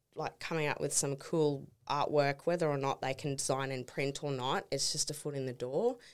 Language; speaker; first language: English; native; English